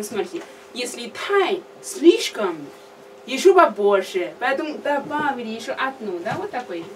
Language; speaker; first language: Russian; non-native, learner; Chinese